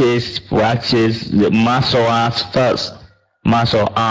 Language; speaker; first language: English; non-native, learner; Vietnamese